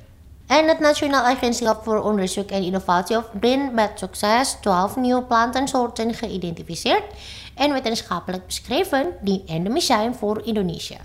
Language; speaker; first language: Dutch; non-native, fluent; Indonesian